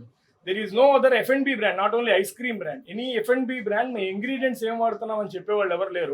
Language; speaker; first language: Telugu; native; Telugu